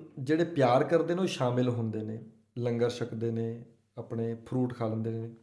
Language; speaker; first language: Punjabi; native; Punjabi